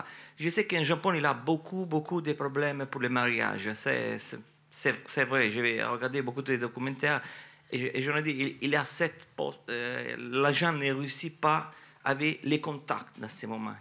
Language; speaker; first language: French; non-native, learner; Italian